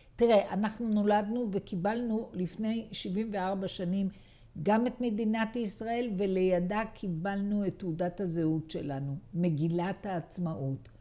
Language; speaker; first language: Hebrew; native; Hebrew